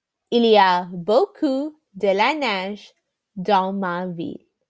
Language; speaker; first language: French; non-native, learner; English